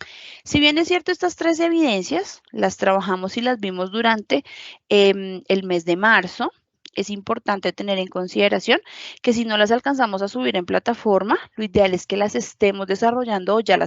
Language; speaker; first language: Spanish; native; Spanish